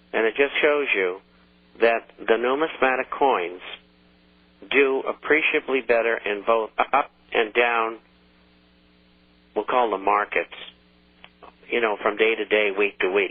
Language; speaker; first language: English; native; English